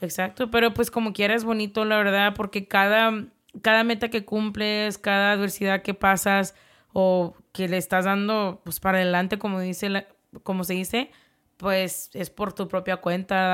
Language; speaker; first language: Spanish; early bilingual, heritage; Spanish